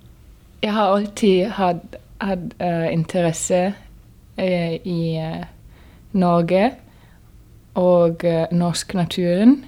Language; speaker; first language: Norwegian; non-native, learner; German